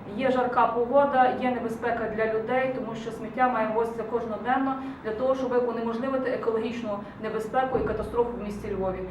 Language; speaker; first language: Ukrainian; native; Ukrainian